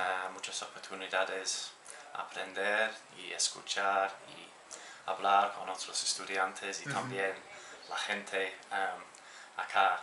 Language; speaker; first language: Spanish; non-native, learner; English